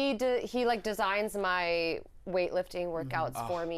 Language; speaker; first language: English; native; English